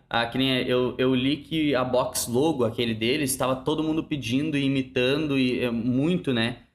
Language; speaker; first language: Portuguese; native; Portuguese